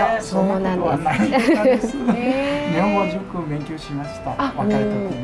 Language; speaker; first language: Japanese; non-native, learner; Chinese